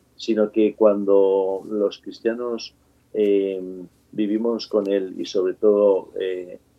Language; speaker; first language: Spanish; native; Spanish